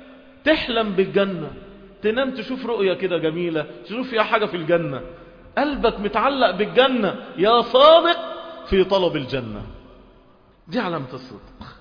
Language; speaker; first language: Arabic; native; Arabic